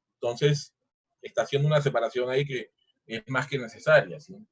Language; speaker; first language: Spanish; native; Spanish